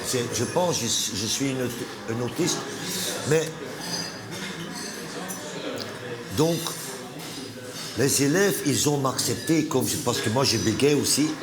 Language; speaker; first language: French; non-native, local second language; Dutch